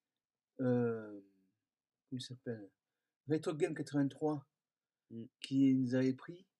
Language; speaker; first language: French; native; French